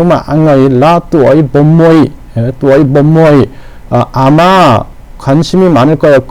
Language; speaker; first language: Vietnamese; non-native, learner; Korean